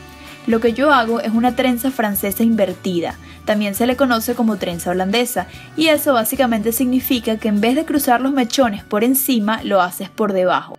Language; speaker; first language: Spanish; native; Spanish